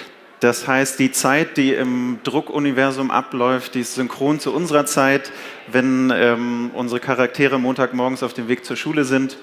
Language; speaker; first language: German; native; German